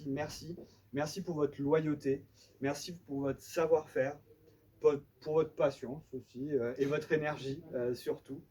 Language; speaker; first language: French; native; French